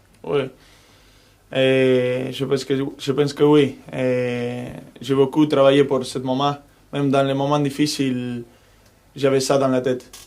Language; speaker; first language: French; non-native, fluent; Spanish